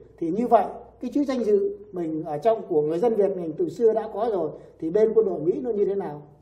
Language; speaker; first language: Vietnamese; native; Vietnamese